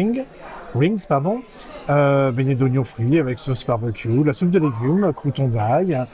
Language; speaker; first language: French; native; French